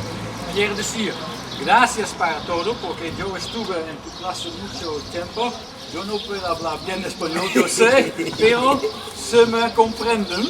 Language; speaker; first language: Spanish; non-native, learner; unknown